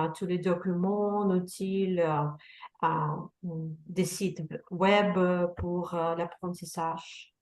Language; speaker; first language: French; non-native, learner; Russian